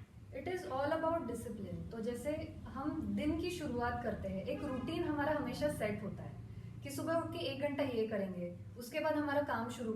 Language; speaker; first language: Hindi; non-native, local second language; Marathi